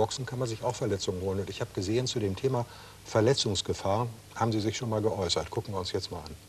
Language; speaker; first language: German; native; German